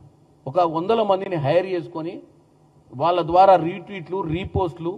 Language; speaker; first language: Telugu; native; Telugu